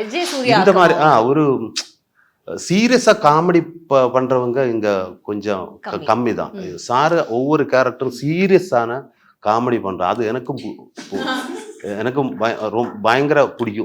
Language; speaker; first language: Tamil; non-native, learner; Malayalam